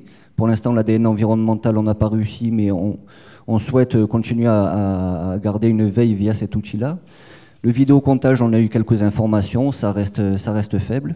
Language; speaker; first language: French; native; French